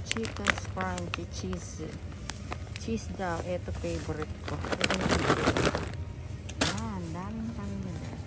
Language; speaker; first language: Filipino; native; Filipino